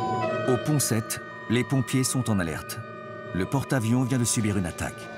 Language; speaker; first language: French; native; French